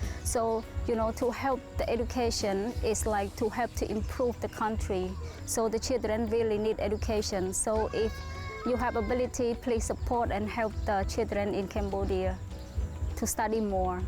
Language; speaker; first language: English; non-native, fluent; Khmer